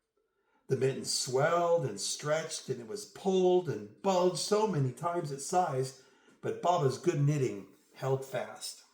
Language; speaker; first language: English; native; English